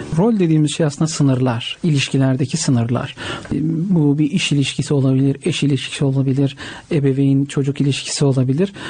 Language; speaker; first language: Turkish; native; Turkish